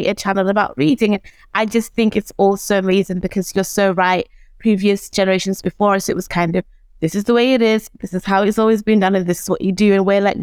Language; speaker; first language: English; early bilingual, other home language; Shona